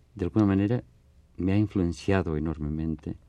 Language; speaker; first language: Spanish; native; Spanish